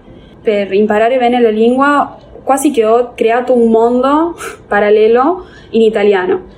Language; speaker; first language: Italian; non-native, fluent; Spanish